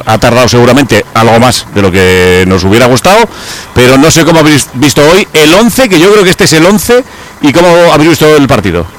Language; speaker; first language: Spanish; native; Spanish